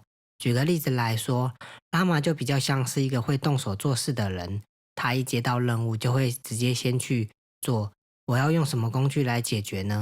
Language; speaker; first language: Chinese; native; Chinese